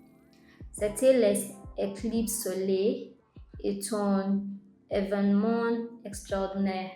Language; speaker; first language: French; non-native, learner; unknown